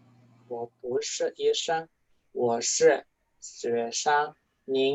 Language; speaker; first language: Chinese; non-native, fluent; Spanish